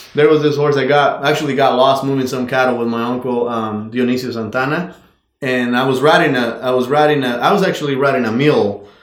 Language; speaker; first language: English; non-native, fluent; Spanish